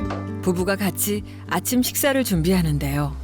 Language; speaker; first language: Korean; native; Korean